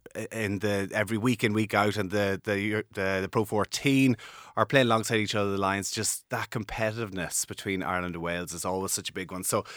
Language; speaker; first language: English; native; English